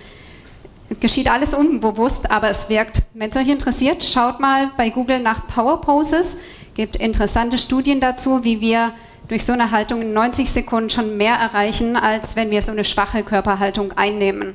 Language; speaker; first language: German; native; German